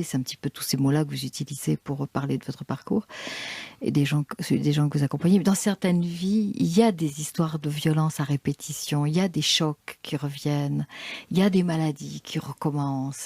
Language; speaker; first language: French; native; French